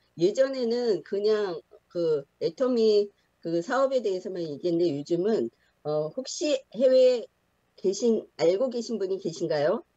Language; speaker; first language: Korean; native; Korean